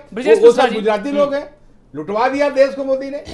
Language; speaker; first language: Hindi; native; Hindi